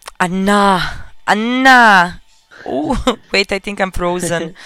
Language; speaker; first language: English; non-native, fluent; Croatian